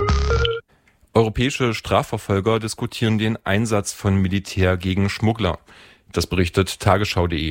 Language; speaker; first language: German; native; German